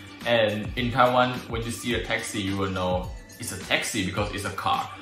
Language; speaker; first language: English; non-native, learner; Chinese